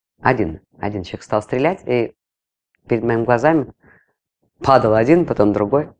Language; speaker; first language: Russian; non-native, local second language; Latvian